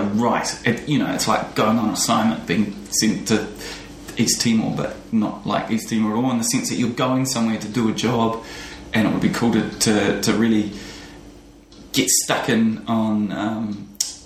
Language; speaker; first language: English; native; English